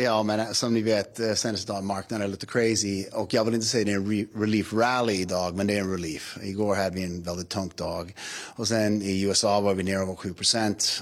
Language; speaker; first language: Swedish; non-native, fluent; English